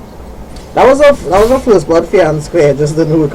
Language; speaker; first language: English; native; English